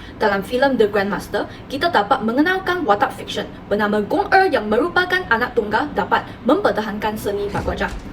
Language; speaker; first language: Malay; non-native, local second language; Chinese